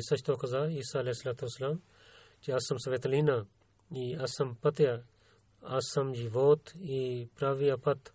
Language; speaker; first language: Bulgarian; non-native, learner; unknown